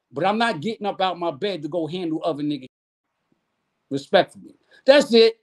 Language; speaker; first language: English; native; English